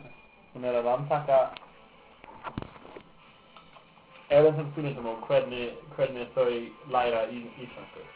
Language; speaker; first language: Icelandic; non-native, learner; English